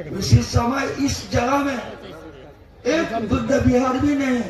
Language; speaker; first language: Hindi; non-native, learner; Japanese